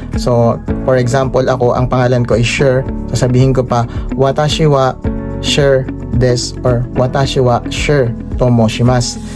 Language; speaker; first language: Filipino; native; Filipino